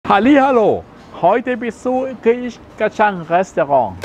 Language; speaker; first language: German; non-native, fluent; Thai